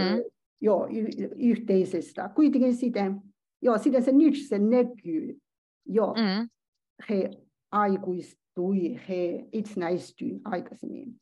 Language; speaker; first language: Finnish; non-native, learner; Chinese